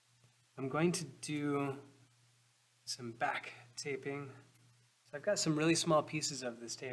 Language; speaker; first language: English; native; English